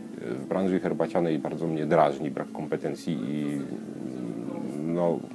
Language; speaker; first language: Polish; native; Polish